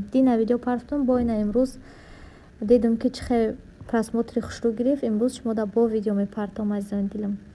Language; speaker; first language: Tajik; native; Tajik